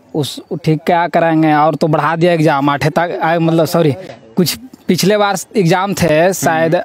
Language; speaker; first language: Hindi; native; Hindi